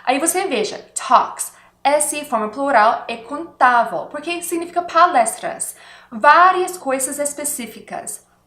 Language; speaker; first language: Portuguese; non-native, fluent; English